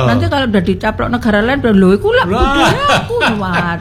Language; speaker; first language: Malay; non-native, local second language; Javanese